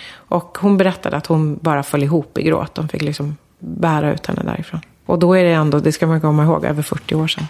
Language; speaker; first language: Swedish; early bilingual, other home language; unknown